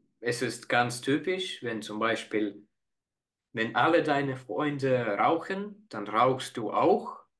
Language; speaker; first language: German; non-native, fluent; Estonian